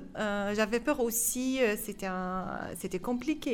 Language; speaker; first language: French; non-native, fluent; Arabic